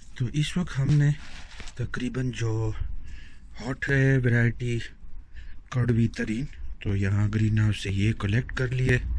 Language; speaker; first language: Urdu; native; Urdu